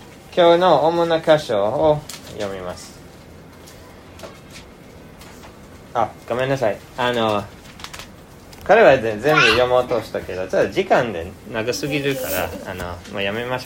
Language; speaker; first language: Japanese; non-native, fluent; English